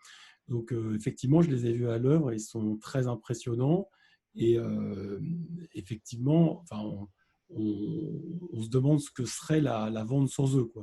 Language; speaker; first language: French; native; French